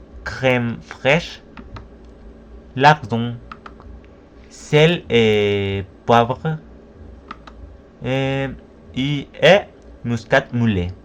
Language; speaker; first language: French; non-native, learner; Spanish